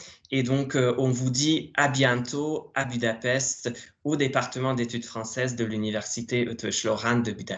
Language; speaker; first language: French; non-native, fluent; Hungarian